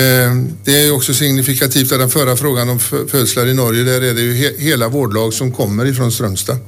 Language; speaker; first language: Swedish; native; Swedish